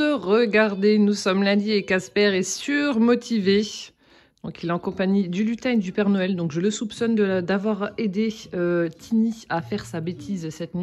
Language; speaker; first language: French; native; French